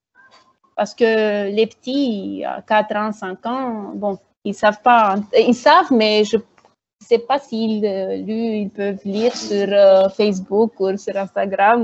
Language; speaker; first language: French; non-native, fluent; Romanian